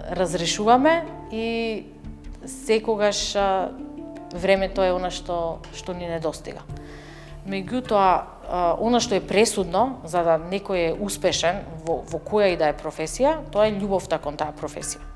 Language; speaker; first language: Macedonian; native; Macedonian